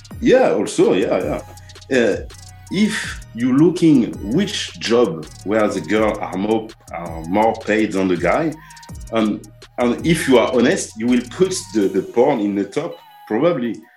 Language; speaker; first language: English; non-native, learner; French